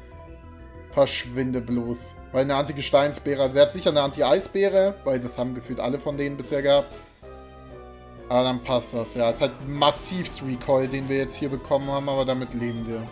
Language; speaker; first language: German; native; German